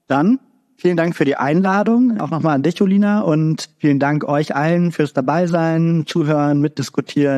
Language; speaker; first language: German; native; German